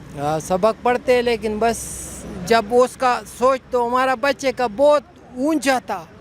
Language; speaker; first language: Hindi; non-native, local second language; Pashto